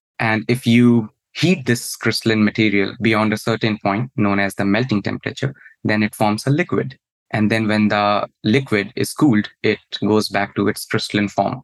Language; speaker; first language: English; non-native, local second language; Hindi